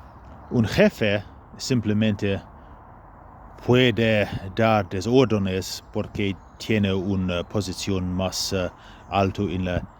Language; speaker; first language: Spanish; non-native, fluent; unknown